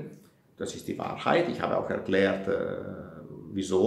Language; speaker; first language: German; non-native, fluent; Italian